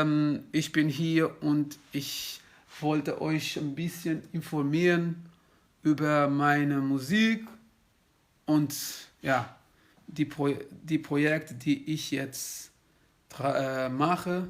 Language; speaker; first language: German; non-native, fluent; Kabuverdianu